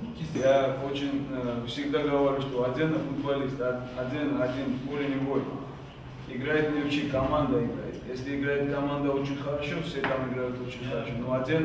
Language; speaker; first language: Russian; non-native, fluent; Georgian